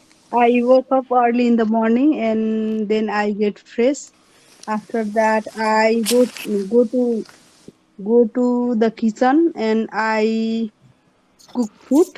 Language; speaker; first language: English; non-native, learner; Hindi